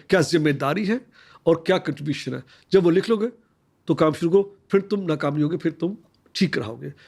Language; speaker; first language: Urdu; native; Urdu